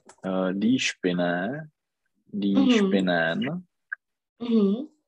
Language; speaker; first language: German; non-native, learner; Czech